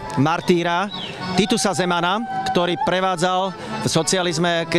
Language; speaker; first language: Slovak; native; Slovak